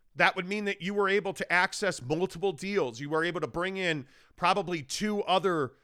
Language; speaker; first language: English; native; English